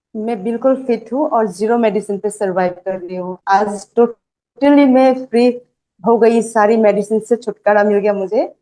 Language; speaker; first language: Hindi; non-native, local second language; Assamese